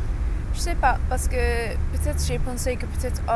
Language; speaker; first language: French; non-native, learner; English